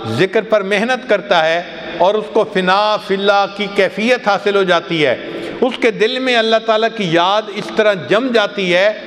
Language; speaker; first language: Urdu; non-native, local second language; Punjabi